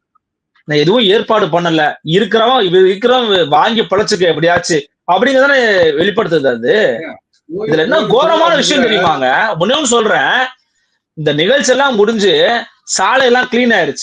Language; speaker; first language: Tamil; native; Tamil